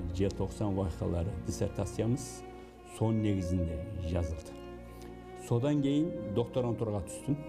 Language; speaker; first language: Kazakh; early bilingual, heritage; Kazakh